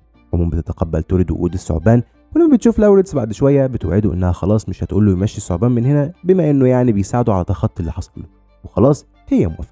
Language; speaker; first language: Arabic; native; Arabic